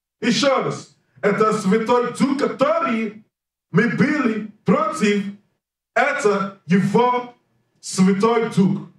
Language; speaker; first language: Russian; non-native, learner; English